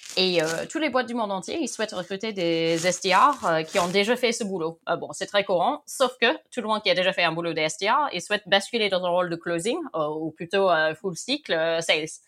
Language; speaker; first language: French; non-native, fluent; English